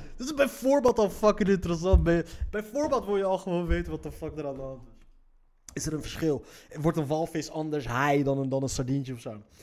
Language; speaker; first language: Dutch; early bilingual, other home language; Riffian